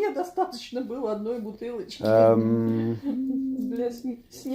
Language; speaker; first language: Russian; native; Russian